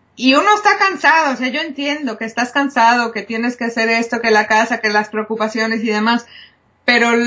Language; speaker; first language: Spanish; native; Spanish